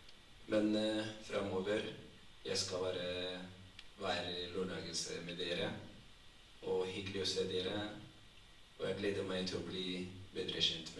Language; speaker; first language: Norwegian; non-native, fluent; Tigrinya